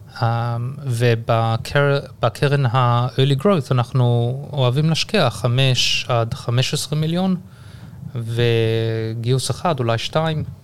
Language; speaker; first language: Hebrew; early bilingual, heritage; Hebrew